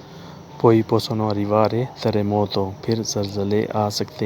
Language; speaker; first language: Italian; non-native, learner; Urdu